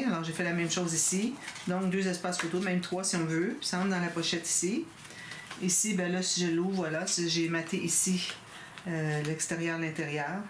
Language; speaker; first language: French; native; French